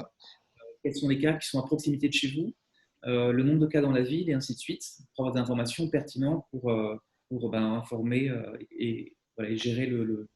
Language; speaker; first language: French; native; French